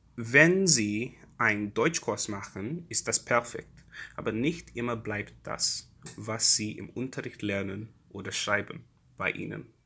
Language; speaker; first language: German; non-native, learner; English